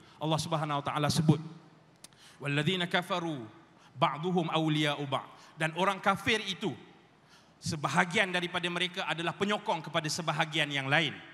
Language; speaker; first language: Malay; native; Malay